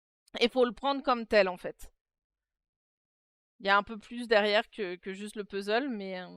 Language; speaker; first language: French; native; French